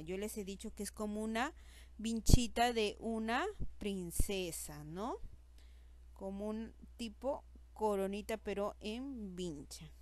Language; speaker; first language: Spanish; native; Spanish